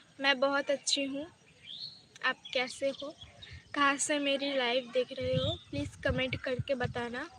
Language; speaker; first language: Hindi; non-native, local second language; Bangla